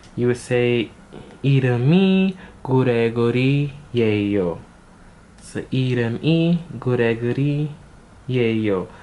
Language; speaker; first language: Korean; non-native, learner; English